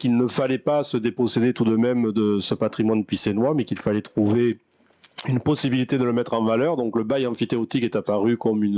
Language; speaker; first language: French; native; French